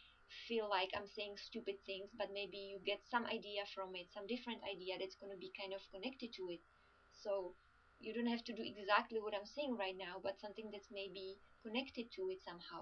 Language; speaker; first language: English; non-native, fluent; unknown